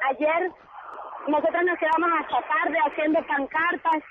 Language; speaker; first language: Spanish; native; Spanish